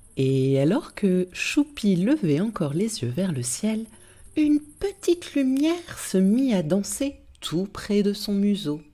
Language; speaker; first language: French; native; French